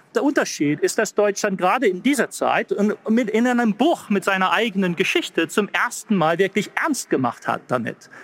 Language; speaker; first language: German; non-native, fluent; English